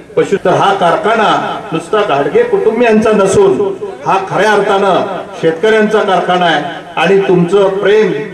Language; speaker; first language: Marathi; native; Marathi